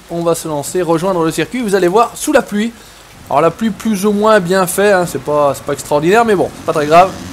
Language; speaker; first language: French; native; French